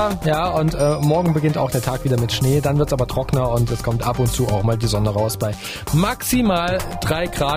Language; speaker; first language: German; native; German